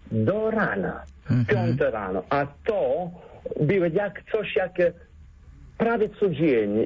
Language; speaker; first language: Polish; non-native, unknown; Italian